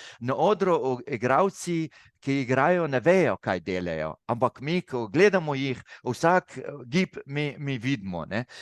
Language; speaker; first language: Slovenian; non-native, fluent; Arabic